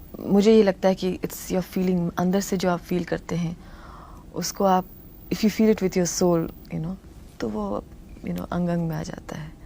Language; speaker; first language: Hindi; non-native, local second language; Tamil